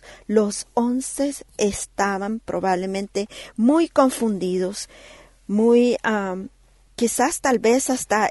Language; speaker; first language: Spanish; native; Spanish